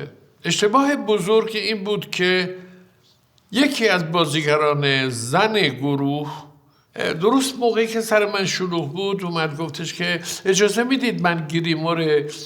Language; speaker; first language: Persian; native; Persian